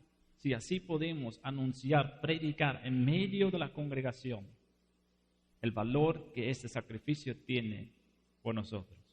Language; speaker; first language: Spanish; non-native, fluent; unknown